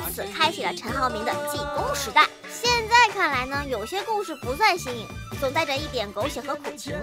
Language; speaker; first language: Chinese; native; Chinese